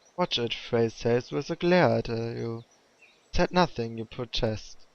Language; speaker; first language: English; non-native, fluent; German